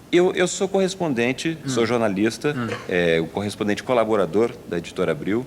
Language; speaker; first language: Portuguese; native; Portuguese